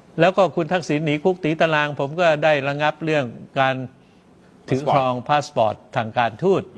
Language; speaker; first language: Thai; native; Thai